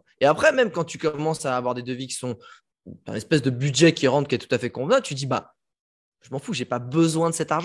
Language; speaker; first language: French; native; French